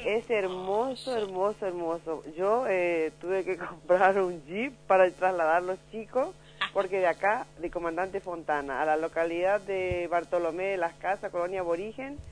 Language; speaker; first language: Spanish; native; Spanish